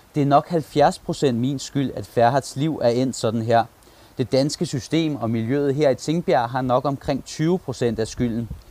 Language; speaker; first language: Danish; early bilingual, other home language; Turkish